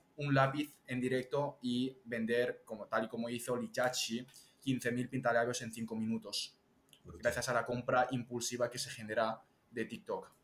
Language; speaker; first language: Spanish; early bilingual, other home language; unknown